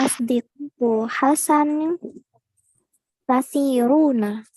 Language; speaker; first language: Arabic; non-native, learner; Indonesian